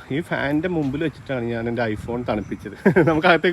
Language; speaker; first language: Malayalam; native; Malayalam